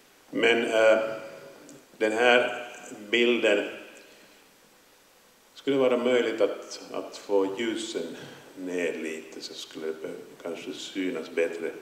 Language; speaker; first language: Swedish; non-native, local second language; Finnish